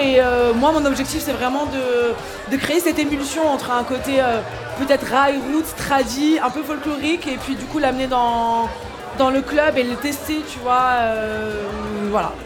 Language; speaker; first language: French; early bilingual, other home language; Arabic